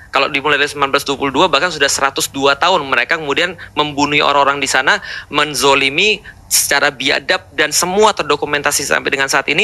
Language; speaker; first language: Indonesian; native; Indonesian